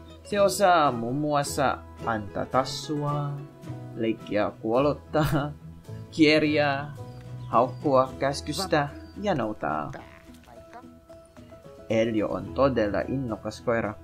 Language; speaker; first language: Finnish; non-native, learner; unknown